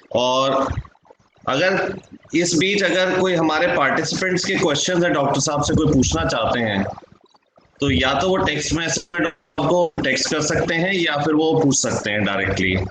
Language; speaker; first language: Hindi; native; Hindi